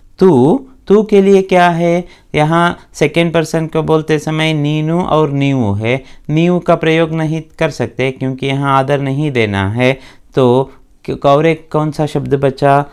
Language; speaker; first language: Hindi; non-native, local second language; Kannada